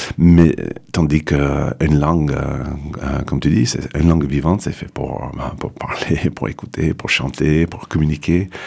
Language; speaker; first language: French; non-native, fluent; English